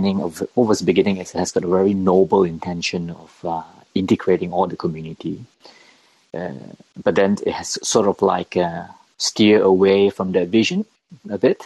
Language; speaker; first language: English; non-native, local second language; Cantonese